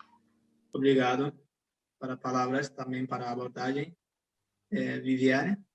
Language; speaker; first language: Portuguese; non-native, fluent; Turkish